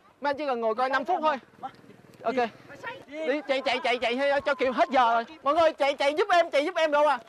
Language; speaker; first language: Vietnamese; native; Vietnamese